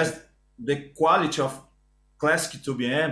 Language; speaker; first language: English; non-native, learner; Portuguese